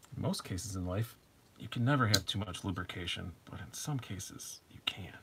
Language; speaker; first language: English; native; English